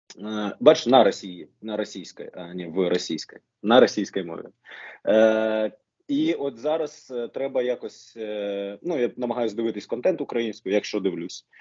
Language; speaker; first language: Ukrainian; non-native, local second language; Russian